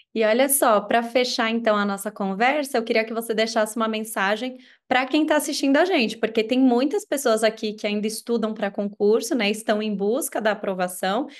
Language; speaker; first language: Portuguese; native; Portuguese